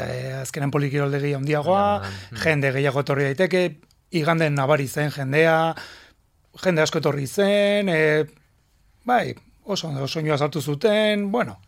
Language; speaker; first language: Basque; non-native, local second language; Spanish